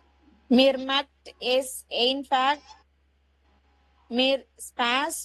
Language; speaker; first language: German; non-native, learner; Tamil